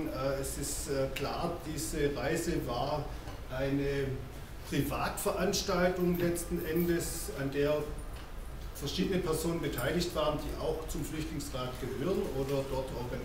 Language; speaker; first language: German; native; German